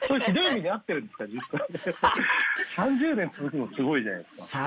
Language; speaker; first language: Japanese; native; Japanese